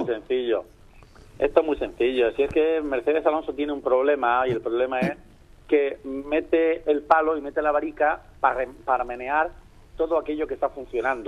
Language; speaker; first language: Spanish; native; Spanish